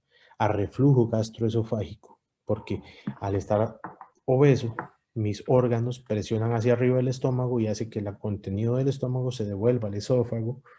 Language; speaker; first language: Spanish; native; Spanish